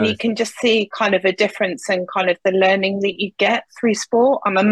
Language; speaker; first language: English; native; English